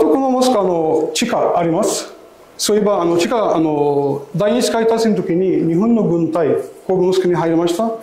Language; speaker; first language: Japanese; non-native, learner; Arabic